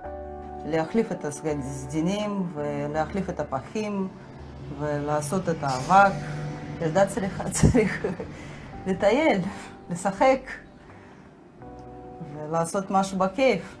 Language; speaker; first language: Hebrew; non-native, learner; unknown